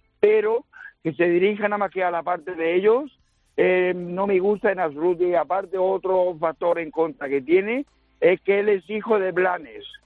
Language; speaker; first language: Spanish; native; Spanish